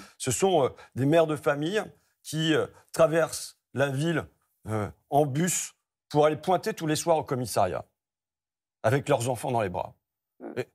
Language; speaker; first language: French; native; French